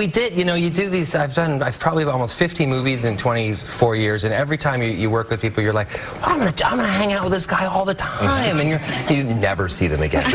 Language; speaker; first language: English; native; English